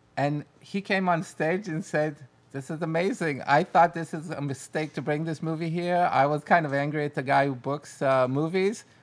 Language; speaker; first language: English; non-native, fluent; Hebrew